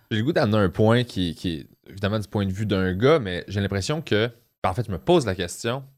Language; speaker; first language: French; native; French